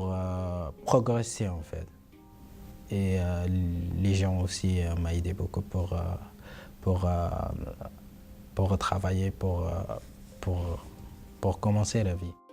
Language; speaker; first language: French; non-native, fluent; Arabic